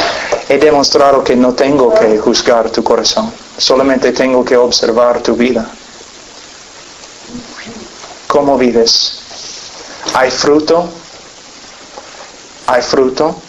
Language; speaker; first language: Spanish; non-native, fluent; English